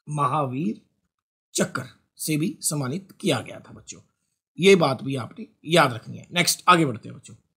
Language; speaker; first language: Hindi; non-native, local second language; Punjabi